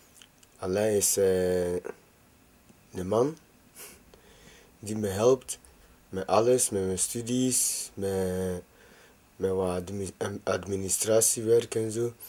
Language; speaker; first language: Dutch; non-native, fluent; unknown